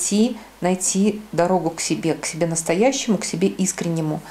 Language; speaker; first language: Russian; native; Russian